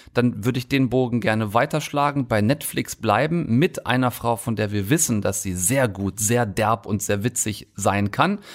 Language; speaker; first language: German; native; German